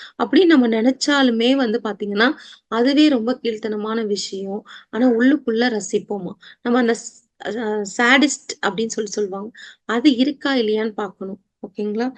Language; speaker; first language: Tamil; native; Tamil